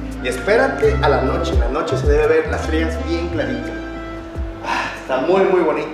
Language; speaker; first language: Spanish; native; Spanish